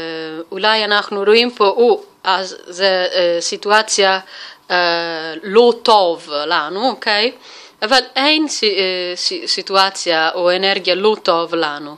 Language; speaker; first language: Hebrew; non-native, fluent; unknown